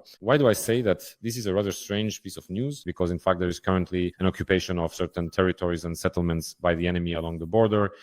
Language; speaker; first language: English; non-native, fluent; Ukrainian